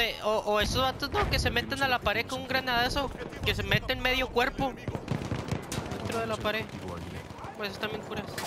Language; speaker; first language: Spanish; native; Spanish